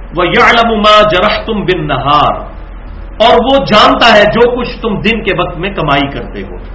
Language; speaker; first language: Urdu; non-native, local second language; Punjabi